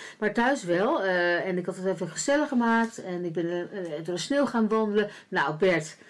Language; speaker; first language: Dutch; early bilingual, other home language; Spanish